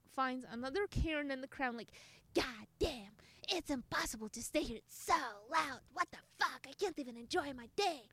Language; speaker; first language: English; non-native, fluent; Russian